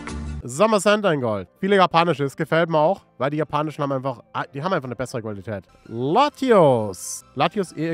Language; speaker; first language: German; native; German